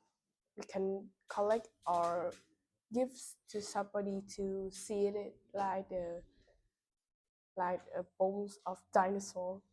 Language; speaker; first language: English; non-native, learner; Vietnamese